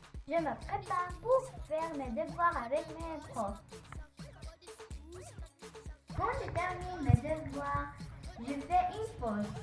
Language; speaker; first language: French; non-native, learner; Arabic